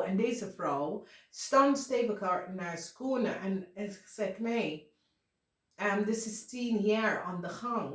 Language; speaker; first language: Dutch; non-native, fluent; English